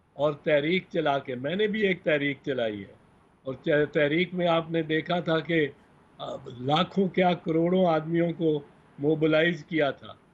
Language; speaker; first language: Urdu; non-native, local second language; Punjabi